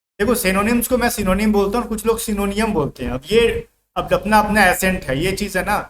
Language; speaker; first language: Hindi; native; Hindi